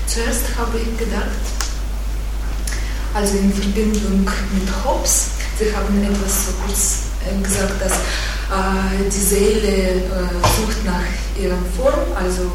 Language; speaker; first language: German; non-native, fluent; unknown